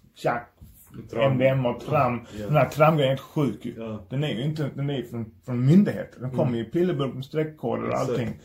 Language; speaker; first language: Swedish; native; Swedish